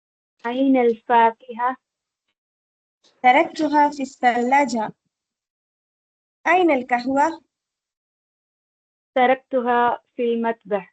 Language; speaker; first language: Arabic; non-native, learner; Tamil